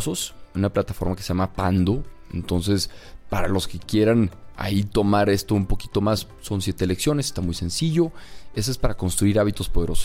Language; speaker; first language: Spanish; native; Spanish